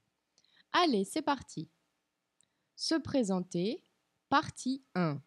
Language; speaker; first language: French; non-native, fluent; Portuguese